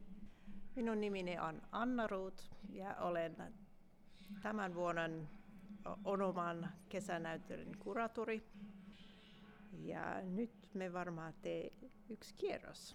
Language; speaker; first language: Finnish; non-native, fluent; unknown